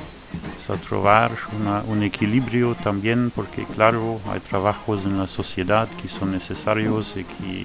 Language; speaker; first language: Spanish; non-native, fluent; French